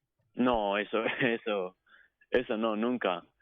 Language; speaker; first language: Spanish; non-native, fluent; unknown